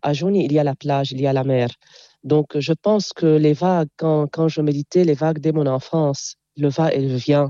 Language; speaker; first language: French; non-native, local second language; Arabic